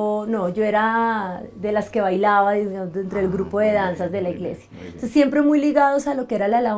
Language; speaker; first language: Spanish; native; Spanish